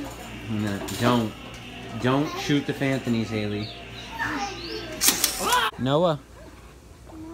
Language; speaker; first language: English; native; English